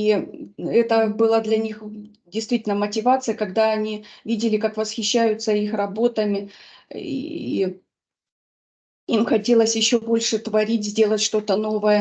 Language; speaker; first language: Russian; native; Russian